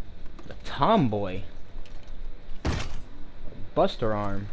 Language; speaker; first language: English; native; English